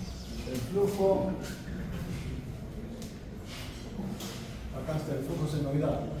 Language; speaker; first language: Spanish; native; Spanish